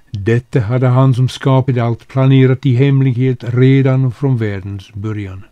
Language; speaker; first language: Swedish; non-native, fluent; English